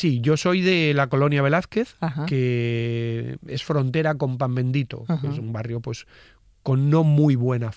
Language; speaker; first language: Spanish; native; Spanish